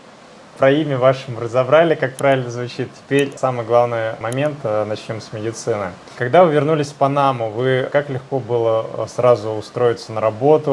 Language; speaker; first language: Russian; native; Russian